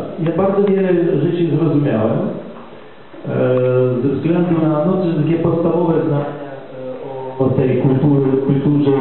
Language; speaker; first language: Polish; non-native, learner; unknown